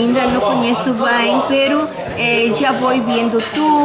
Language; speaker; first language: Portuguese; non-native, learner; Spanish